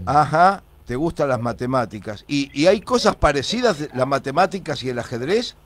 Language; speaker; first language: Spanish; native; Spanish